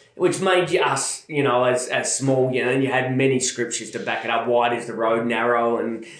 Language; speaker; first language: English; native; English